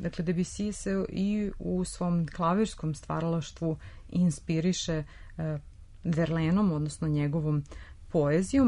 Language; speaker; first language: Serbian; native; Serbian